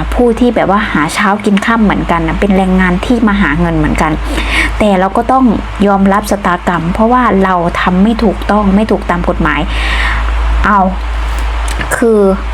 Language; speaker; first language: Thai; native; Thai